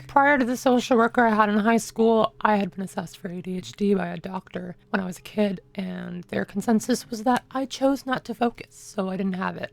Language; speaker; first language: English; native; English